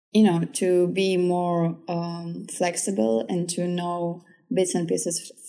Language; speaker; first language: English; early bilingual, other home language; Czech